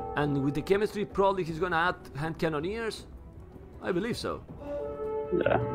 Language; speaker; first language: English; non-native, fluent; Spanish